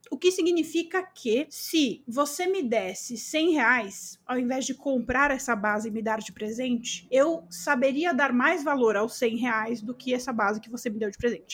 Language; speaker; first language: Portuguese; native; Portuguese